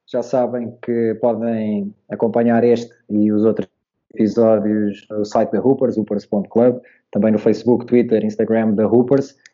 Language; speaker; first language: Portuguese; native; Portuguese